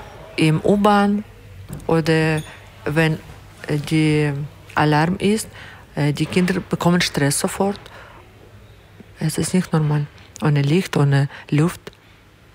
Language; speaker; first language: German; non-native, learner; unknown